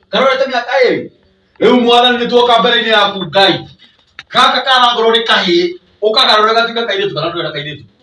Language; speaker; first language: Kikuyu; native; Kikuyu